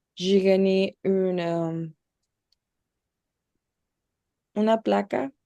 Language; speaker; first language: French; non-native, learner; Spanish